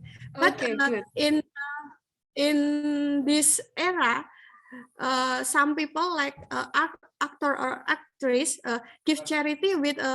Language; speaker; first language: English; non-native, learner; Indonesian